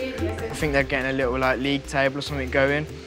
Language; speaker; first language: English; native; English